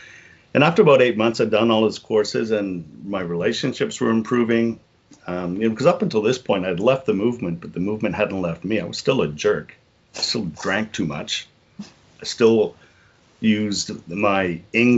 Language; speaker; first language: English; native; English